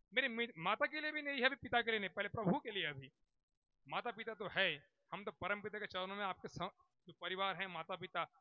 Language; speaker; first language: Hindi; non-native, local second language; Bangla